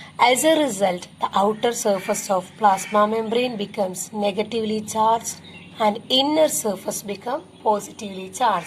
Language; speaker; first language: English; non-native, local second language; Malayalam